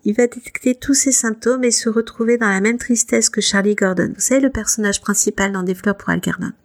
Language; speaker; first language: French; native; French